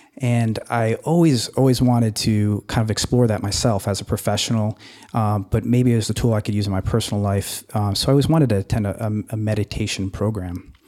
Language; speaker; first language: English; native; English